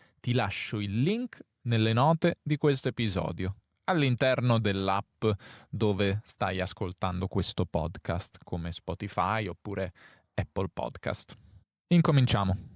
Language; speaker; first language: Italian; native; Italian